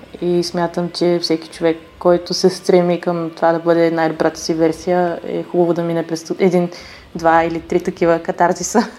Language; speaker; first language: Bulgarian; native; Bulgarian